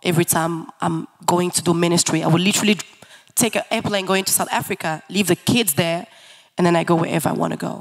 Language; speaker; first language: English; early bilingual, other home language; Lingala